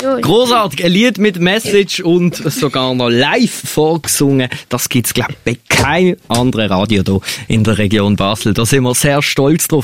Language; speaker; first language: German; native; German